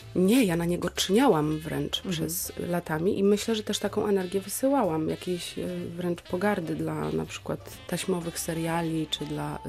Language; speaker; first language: Polish; native; Polish